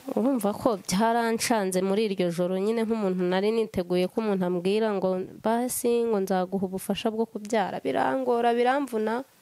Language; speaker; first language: Kinyarwanda; native; Kinyarwanda